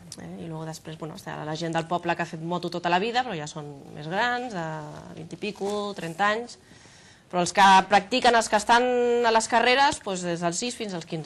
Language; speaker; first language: Catalan; native; Catalan